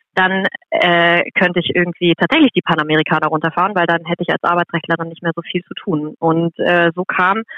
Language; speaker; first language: German; native; German